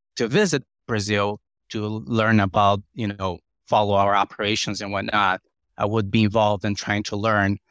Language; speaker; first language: English; non-native, fluent; Portuguese